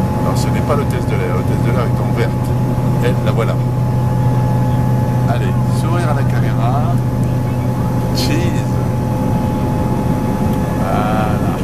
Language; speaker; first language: French; native; French